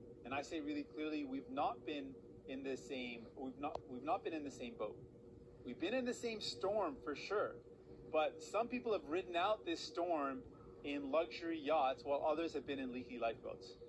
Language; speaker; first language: English; native; English